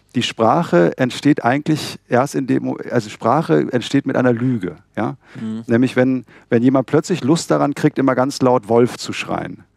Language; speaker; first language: German; native; German